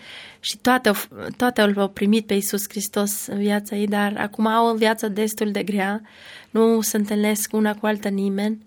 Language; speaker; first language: Romanian; non-native, learner; Albanian